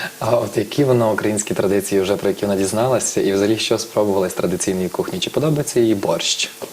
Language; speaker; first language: Ukrainian; native; Ukrainian